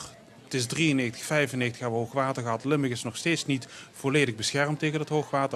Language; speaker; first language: Dutch; native; Dutch